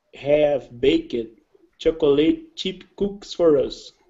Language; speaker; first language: English; non-native, learner; Portuguese